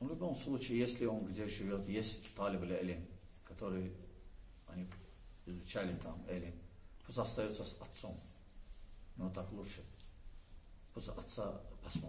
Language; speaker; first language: Russian; non-native, learner; Azerbaijani